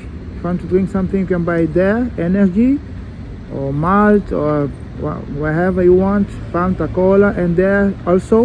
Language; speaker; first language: English; non-native, learner; Portuguese